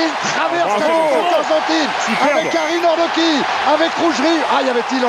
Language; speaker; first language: French; native; French